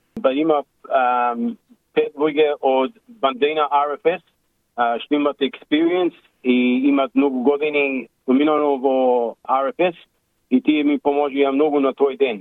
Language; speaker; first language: Macedonian; early bilingual, heritage; Macedonian